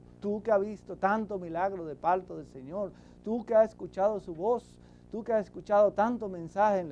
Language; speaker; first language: Spanish; native; Spanish